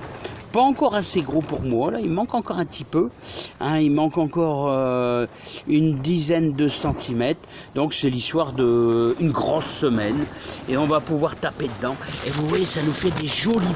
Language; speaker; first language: French; native; French